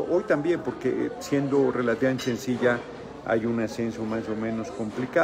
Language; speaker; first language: Spanish; native; Spanish